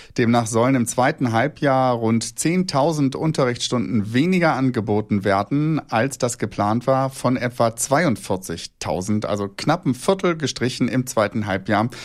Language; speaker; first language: German; native; German